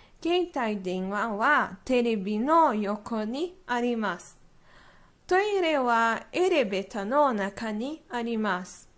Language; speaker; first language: Japanese; non-native, learner; Portuguese